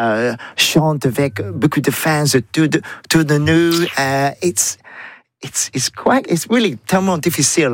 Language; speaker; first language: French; non-native, learner; English